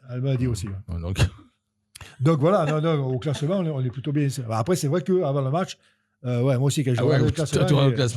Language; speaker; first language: French; native; French